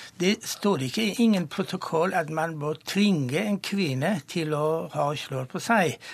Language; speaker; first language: Norwegian; non-native, fluent; Persian